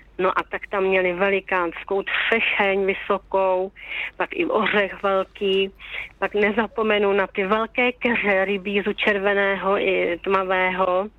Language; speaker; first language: Czech; native; Czech